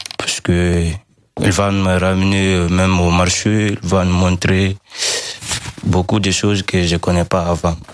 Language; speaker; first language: French; non-native, learner; Fula